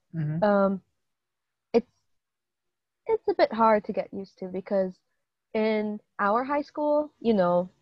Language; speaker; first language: English; native; English